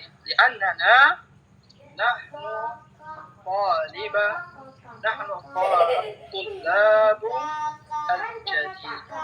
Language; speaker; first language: Arabic; non-native, learner; Indonesian